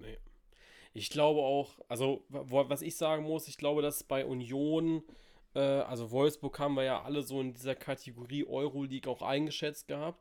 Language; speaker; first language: German; native; German